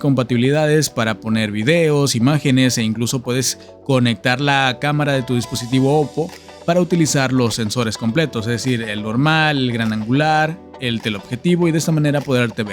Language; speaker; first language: Spanish; native; Spanish